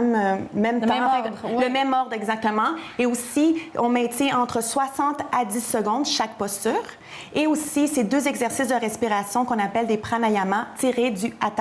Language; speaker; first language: French; native; French